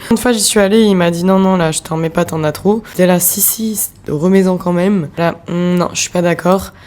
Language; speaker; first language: French; native; French